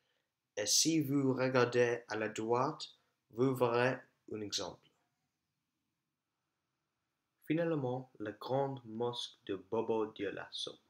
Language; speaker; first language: French; non-native, learner; English